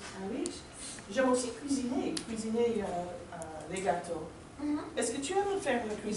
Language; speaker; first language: French; non-native, learner; English